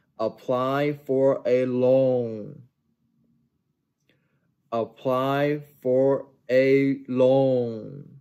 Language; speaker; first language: English; non-native, fluent; Chinese